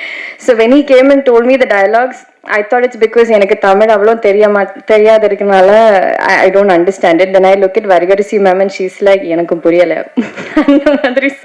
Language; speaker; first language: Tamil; non-native, learner; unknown